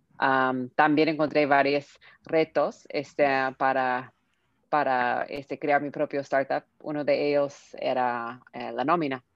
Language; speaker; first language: Spanish; non-native, fluent; English